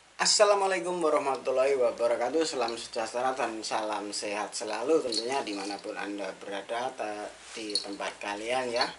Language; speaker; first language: Indonesian; native; Indonesian